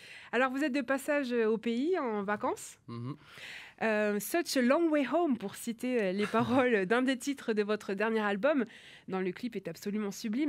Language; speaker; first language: French; native; French